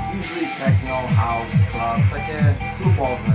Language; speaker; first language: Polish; early bilingual, heritage; Polish